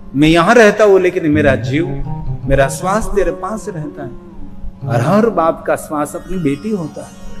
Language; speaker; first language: Hindi; non-native, local second language; Gujarati